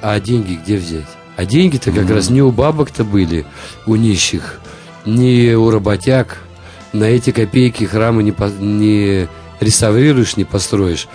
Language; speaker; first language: Russian; native; Russian